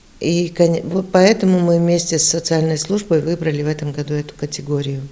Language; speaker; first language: Russian; native; Russian